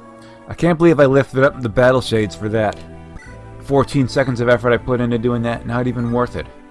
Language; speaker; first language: English; native; English